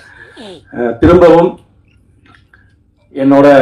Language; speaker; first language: Tamil; native; Tamil